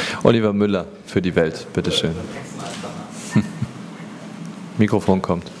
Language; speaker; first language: German; native; German